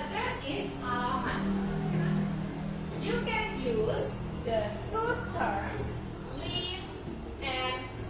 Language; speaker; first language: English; non-native, fluent; Indonesian